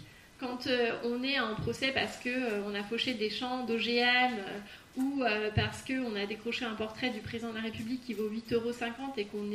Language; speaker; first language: French; native; French